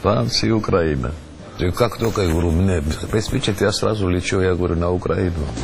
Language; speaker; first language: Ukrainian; non-native, learner; Georgian